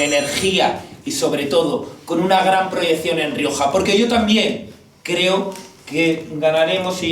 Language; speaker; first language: Spanish; native; Spanish